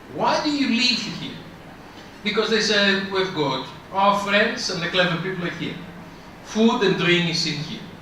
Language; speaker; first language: English; non-native, fluent; Greek